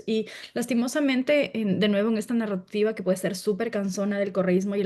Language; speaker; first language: Spanish; native; Spanish